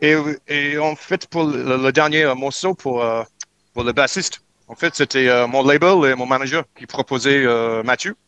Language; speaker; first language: French; non-native, learner; English